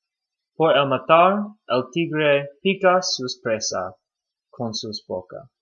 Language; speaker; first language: Spanish; non-native, learner; English